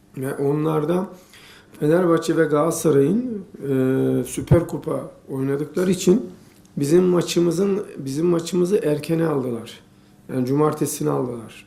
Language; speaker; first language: Turkish; native; Turkish